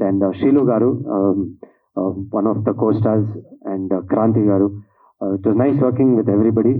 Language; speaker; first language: Telugu; non-native, learner; Kannada